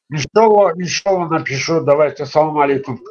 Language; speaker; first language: Russian; non-native, local second language; Tajik